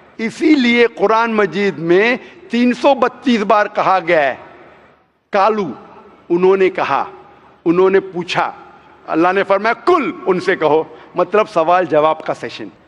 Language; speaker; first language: Hindi; non-native, local second language; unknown